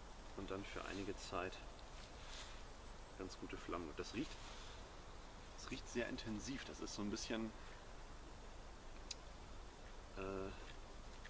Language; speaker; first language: German; native; German